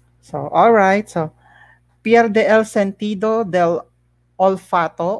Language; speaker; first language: Spanish; non-native, learner; Filipino